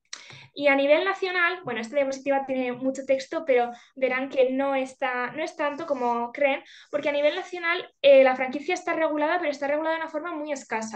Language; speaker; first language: Spanish; native; Spanish